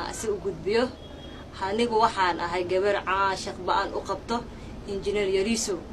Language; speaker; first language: Somali; early bilingual, heritage; Somali